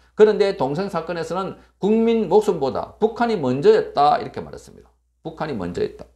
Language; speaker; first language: Korean; native; Korean